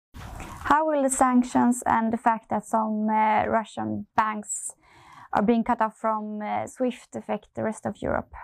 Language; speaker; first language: English; non-native, fluent; Swedish